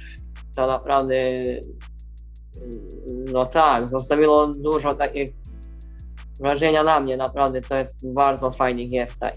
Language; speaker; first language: Polish; non-native, learner; Serbian